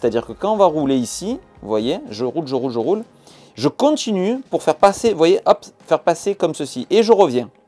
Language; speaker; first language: French; native; French